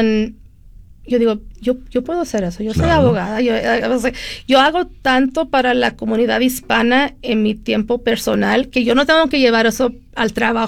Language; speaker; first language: Spanish; early bilingual, heritage; Spanish